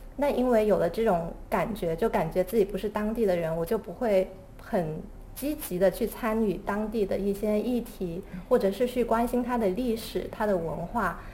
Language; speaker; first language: Chinese; native; Chinese